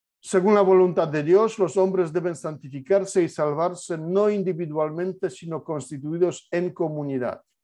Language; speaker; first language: Spanish; non-native, fluent; Polish